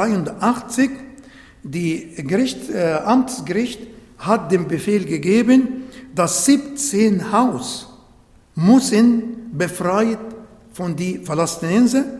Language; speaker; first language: German; non-native, fluent; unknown